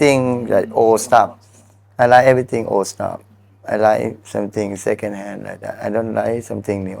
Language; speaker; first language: English; non-native, learner; Thai